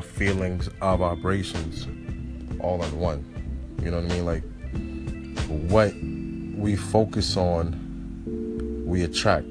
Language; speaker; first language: English; native; English